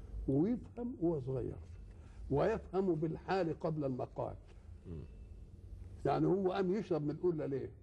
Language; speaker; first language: Arabic; native; Arabic